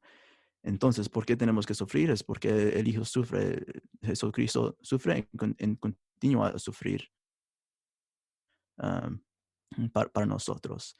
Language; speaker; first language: Spanish; early bilingual, heritage; Spanish